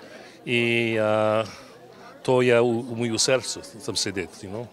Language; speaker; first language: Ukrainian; early bilingual, heritage; Ukrainian